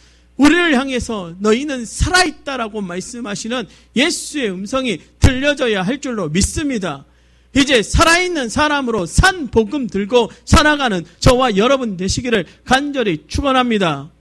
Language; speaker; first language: Korean; native; Korean